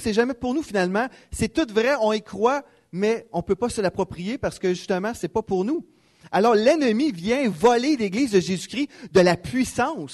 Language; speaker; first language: French; native; French